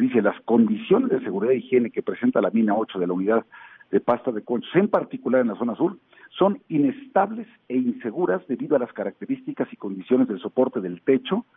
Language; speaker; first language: Spanish; native; Spanish